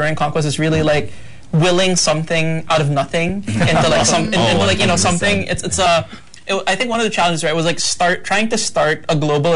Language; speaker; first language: English; non-native, local second language; Hiligaynon